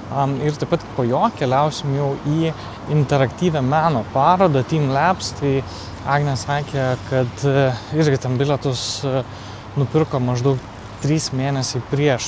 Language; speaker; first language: Lithuanian; native; Lithuanian